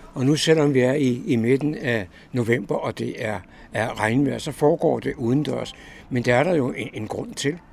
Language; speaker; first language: Danish; native; Danish